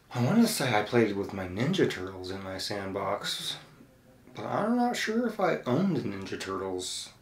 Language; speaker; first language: English; native; English